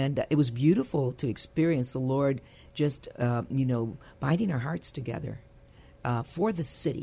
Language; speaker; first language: English; early bilingual, other home language; Spanish